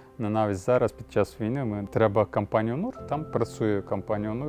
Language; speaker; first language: Ukrainian; non-native, learner; Turkish